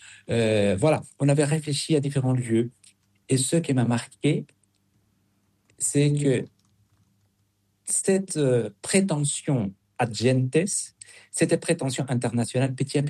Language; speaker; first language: French; non-native, fluent; Spanish